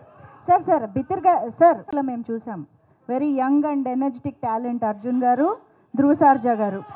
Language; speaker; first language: Telugu; native; Telugu